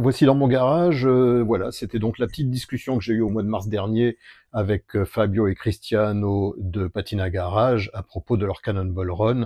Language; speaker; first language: French; native; French